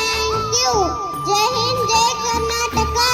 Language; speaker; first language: Hindi; non-native, local second language; Kannada